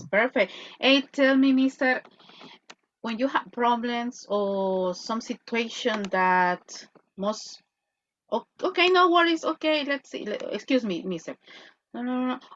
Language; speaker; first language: English; non-native, fluent; Spanish